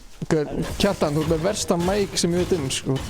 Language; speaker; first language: Icelandic; native; Icelandic